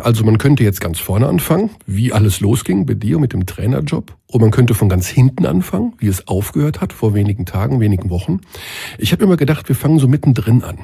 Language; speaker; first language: German; native; German